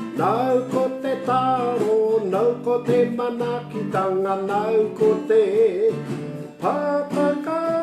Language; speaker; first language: Māori; non-native, local second language; English